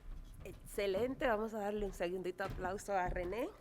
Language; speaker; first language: Spanish; native; Spanish